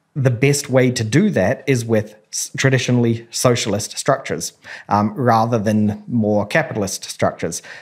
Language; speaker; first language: English; native; English